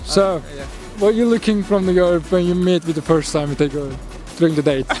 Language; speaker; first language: English; non-native, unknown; Turkish